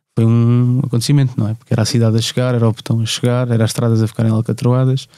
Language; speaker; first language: Portuguese; native; Portuguese